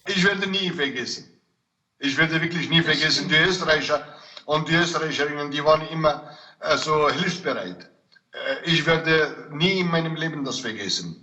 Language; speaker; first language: German; non-native, fluent; Kurdish